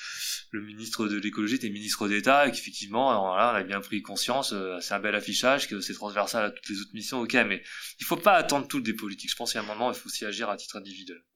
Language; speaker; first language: French; native; French